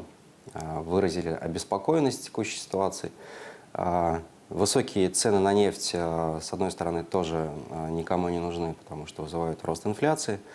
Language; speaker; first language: Russian; native; Russian